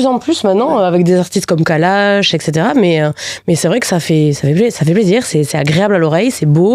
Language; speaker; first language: French; native; French